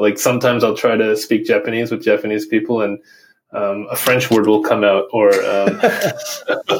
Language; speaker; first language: English; native; English